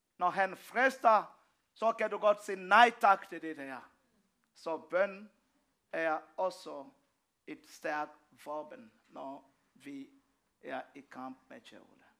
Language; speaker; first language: Danish; non-native, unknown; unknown